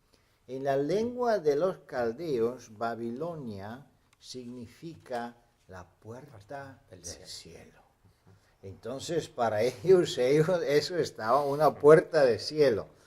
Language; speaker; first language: Spanish; non-native, fluent; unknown